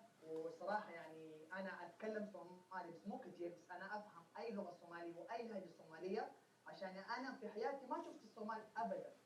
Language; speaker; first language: Arabic; early bilingual, other home language; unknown